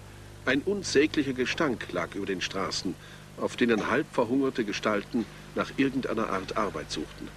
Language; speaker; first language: German; native; German